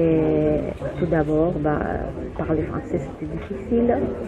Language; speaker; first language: French; non-native, fluent; Spanish